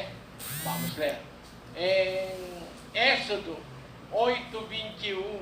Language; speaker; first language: Portuguese; non-native, learner; Filipino